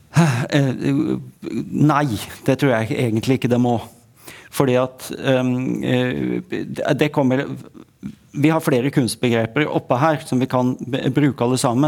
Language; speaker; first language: Norwegian; native; Norwegian